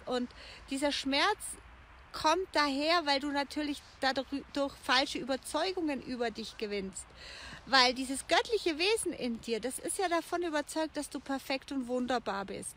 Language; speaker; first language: German; native; German